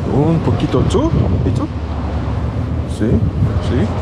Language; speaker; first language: Spanish; non-native, learner; English